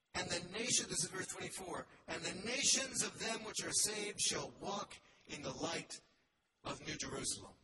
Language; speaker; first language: English; native; English